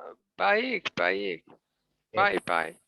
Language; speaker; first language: Indonesian; non-native, learner; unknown